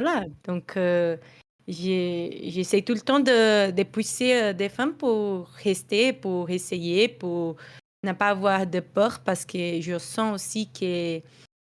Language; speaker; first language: French; non-native, fluent; Portuguese